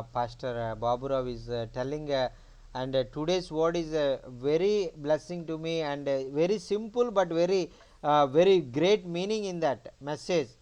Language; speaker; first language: English; non-native, local second language; Telugu